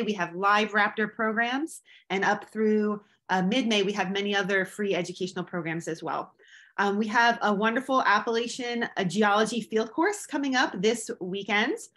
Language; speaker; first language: English; native; English